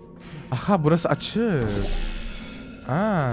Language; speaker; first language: Turkish; early bilingual, heritage; Turkish